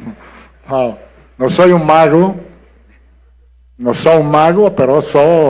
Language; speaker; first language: Portuguese; non-native, learner; Italian